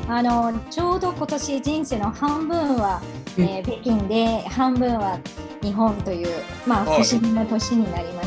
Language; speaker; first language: Japanese; non-native, fluent; Chinese